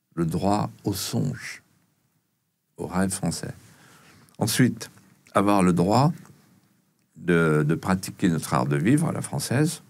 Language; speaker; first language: French; native; French